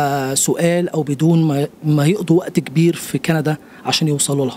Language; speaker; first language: Arabic; native; Arabic